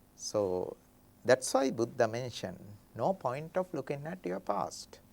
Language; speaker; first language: English; non-native, local second language; Sinhala